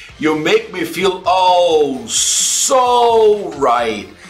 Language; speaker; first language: English; non-native, fluent; Portuguese